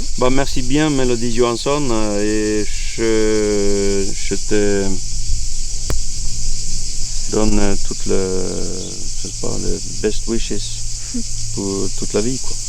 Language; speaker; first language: French; non-native, learner; Swedish